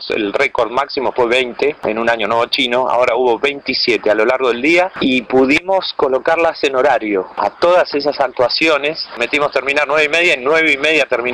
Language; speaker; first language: Spanish; native; Spanish